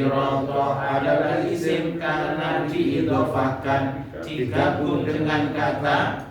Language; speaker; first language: Indonesian; native; Indonesian